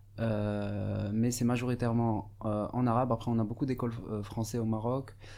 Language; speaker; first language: French; non-native, local second language; Arabic